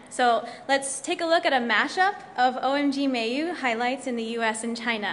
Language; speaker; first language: English; native; English